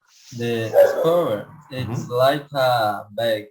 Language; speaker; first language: English; non-native, learner; Portuguese